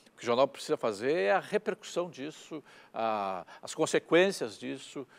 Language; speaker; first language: Portuguese; native; Portuguese